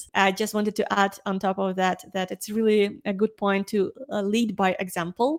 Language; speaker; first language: English; non-native, fluent; Ukrainian